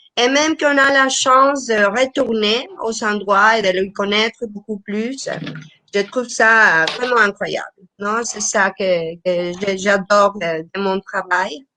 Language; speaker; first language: French; non-native, fluent; Spanish